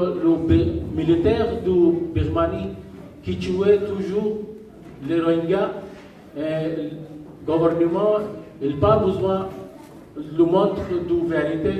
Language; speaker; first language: French; non-native, learner; Rohingya